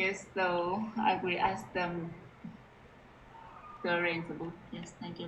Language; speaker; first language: English; non-native, learner; Vietnamese